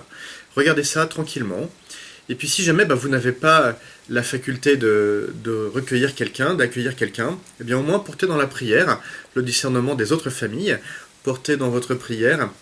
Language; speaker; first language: French; native; French